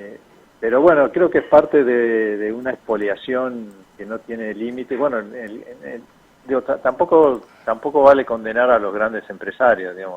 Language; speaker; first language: Spanish; native; Spanish